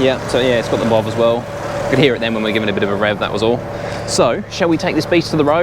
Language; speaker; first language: English; native; English